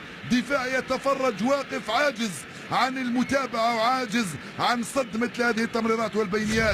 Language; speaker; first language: Arabic; native; Arabic